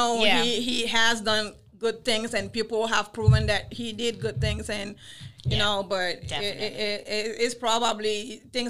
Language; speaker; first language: English; non-native, fluent; Wolof